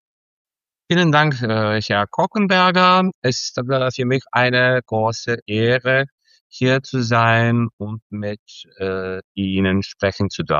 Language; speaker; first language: German; non-native, fluent; Serbian